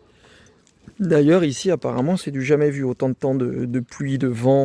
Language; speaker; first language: French; native; French